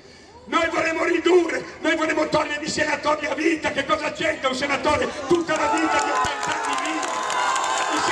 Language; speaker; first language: Italian; native; Italian